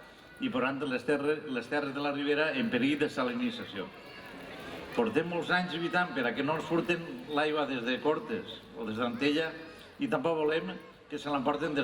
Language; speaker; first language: Catalan; native; Catalan